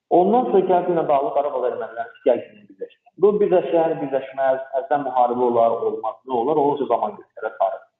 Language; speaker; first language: Azerbaijani; non-native, local second language; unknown